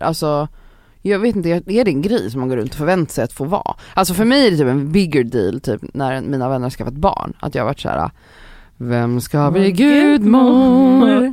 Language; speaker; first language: Swedish; native; Swedish